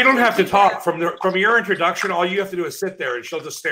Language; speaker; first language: English; native; English